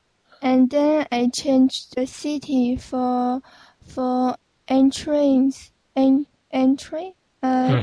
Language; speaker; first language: English; non-native, learner; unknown